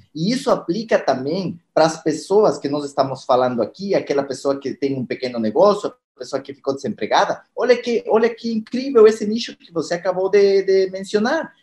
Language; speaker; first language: Portuguese; non-native, fluent; Spanish